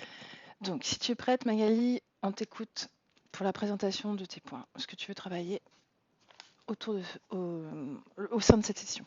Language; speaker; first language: French; native; French